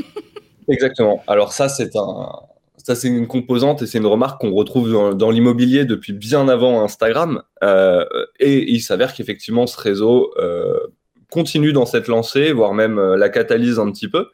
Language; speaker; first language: French; native; French